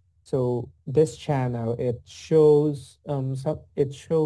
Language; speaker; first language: English; non-native, local second language; Filipino